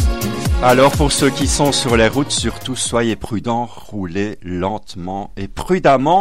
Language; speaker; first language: French; native; French